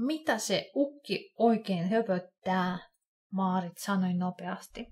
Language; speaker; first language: Finnish; non-native, fluent; Russian